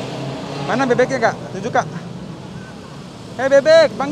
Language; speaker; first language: Indonesian; native; Indonesian